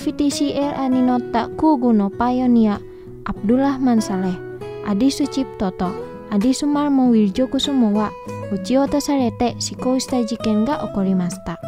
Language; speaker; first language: Japanese; non-native, fluent; Indonesian